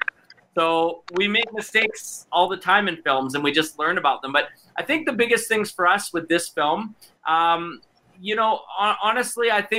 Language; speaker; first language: English; native; English